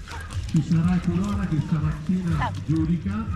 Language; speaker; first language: Italian; native; Italian